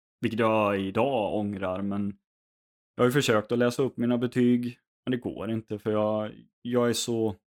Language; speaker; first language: Swedish; native; Swedish